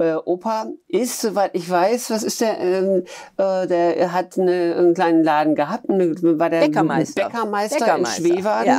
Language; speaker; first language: German; native; German